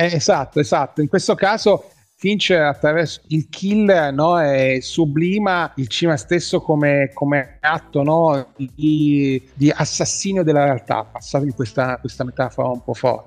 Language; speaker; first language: Italian; native; Italian